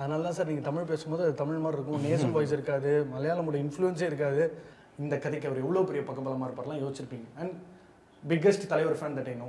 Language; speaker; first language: Tamil; native; Tamil